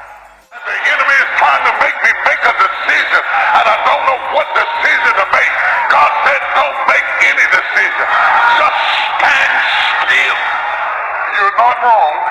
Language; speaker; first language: English; native; English